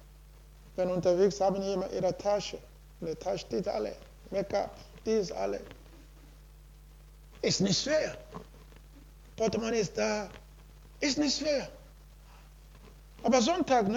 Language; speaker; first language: German; non-native, learner; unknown